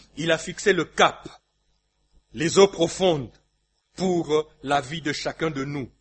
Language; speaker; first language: French; non-native, local second language; Lingala